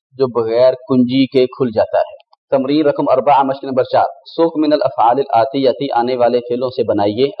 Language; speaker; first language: Urdu; native; Urdu